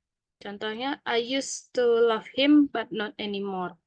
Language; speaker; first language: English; non-native, learner; Indonesian